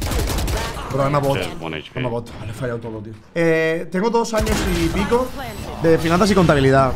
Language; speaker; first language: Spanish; native; Spanish